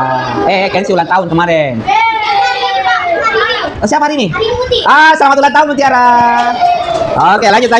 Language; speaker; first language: Indonesian; native; Indonesian